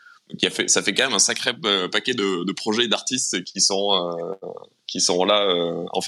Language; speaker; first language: French; native; French